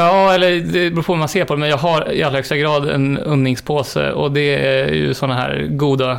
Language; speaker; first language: Swedish; native; Swedish